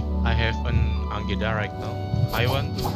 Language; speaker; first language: English; non-native, learner; Indonesian